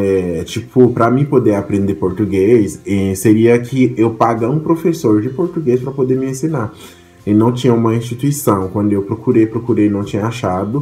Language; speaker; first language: Portuguese; non-native, fluent; Haitian Creole